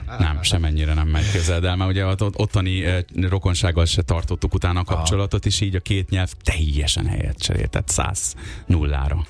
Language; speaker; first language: Hungarian; early bilingual, other home language; Urdu